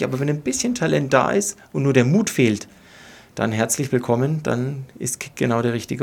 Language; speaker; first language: German; native; German